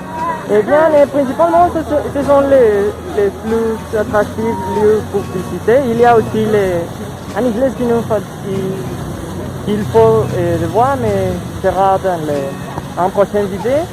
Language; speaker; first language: French; non-native, learner; Spanish